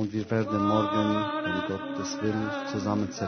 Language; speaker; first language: German; non-native, fluent; Arabic